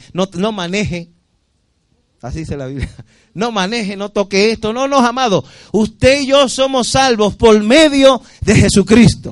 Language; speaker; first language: Spanish; native; Spanish